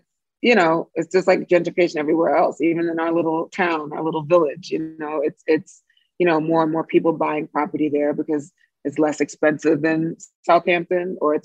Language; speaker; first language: English; native; English